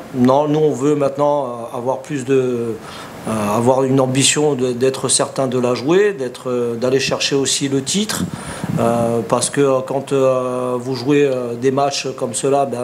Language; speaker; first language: French; native; French